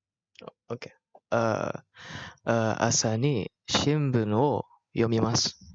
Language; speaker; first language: Japanese; non-native, learner; Malay